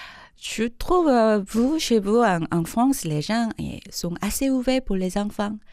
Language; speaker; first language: French; non-native, fluent; Korean